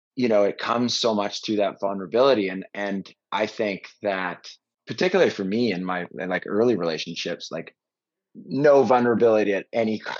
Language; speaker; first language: English; native; English